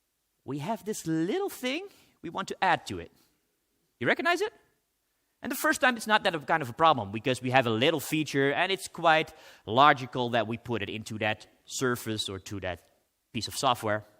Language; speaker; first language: English; non-native, fluent; Dutch